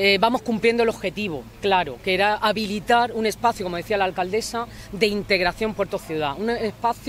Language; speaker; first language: Spanish; native; Spanish